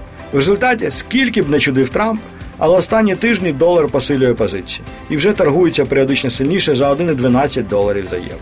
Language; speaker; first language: Ukrainian; native; Ukrainian